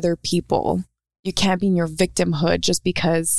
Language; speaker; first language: English; native; English